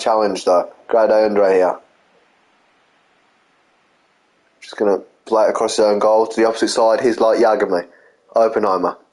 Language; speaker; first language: English; native; English